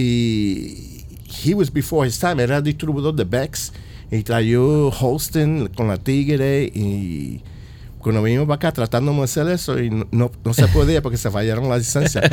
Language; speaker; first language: Spanish; early bilingual, heritage; Spanish